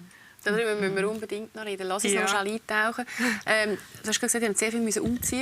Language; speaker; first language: German; native; German